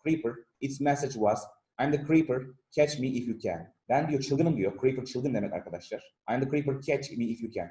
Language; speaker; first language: English; non-native, fluent; Turkish